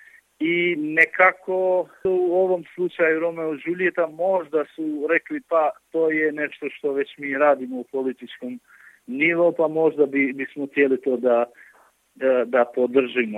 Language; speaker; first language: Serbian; non-native, local second language; Albanian